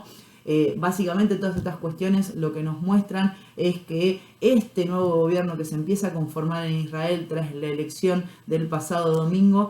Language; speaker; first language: Spanish; native; Spanish